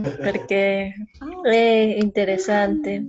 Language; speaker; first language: Italian; non-native, learner; Spanish